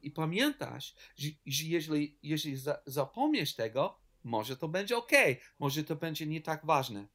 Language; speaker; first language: Polish; non-native, learner; English